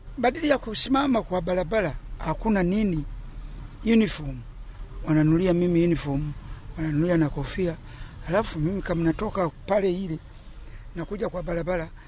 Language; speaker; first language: Swahili; non-native, local second language; Ganda